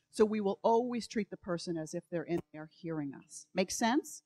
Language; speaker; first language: English; native; English